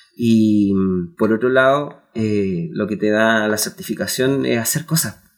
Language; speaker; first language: Spanish; native; Spanish